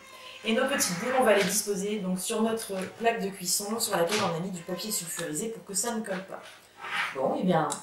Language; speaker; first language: French; native; French